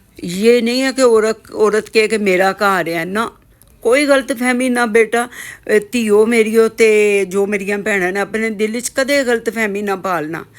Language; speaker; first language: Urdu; non-native, local second language; Punjabi